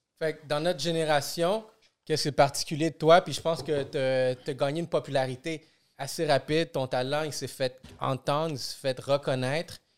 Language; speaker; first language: French; early bilingual, other home language; Spanish